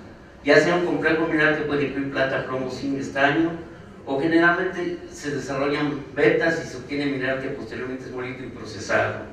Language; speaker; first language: Spanish; native; Spanish